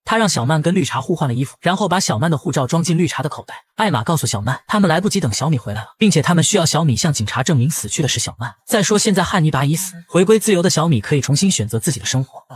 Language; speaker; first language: Chinese; native; Chinese